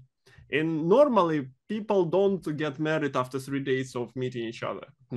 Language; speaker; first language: English; non-native, fluent; Russian